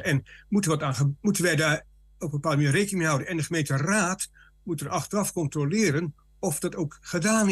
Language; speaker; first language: Dutch; native; Dutch